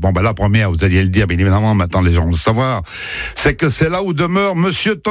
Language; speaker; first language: French; native; French